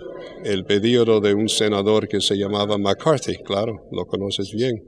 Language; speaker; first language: Spanish; early bilingual, heritage; English